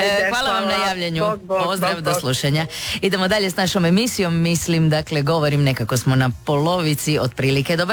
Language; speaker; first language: Serbian; native; Serbian